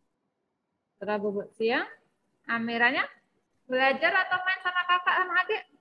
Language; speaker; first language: Indonesian; native; Indonesian